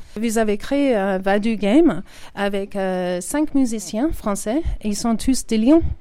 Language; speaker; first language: French; native; French